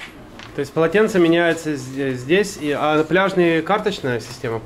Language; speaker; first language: Russian; native; Russian